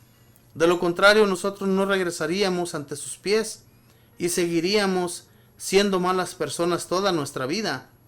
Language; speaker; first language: Spanish; native; Spanish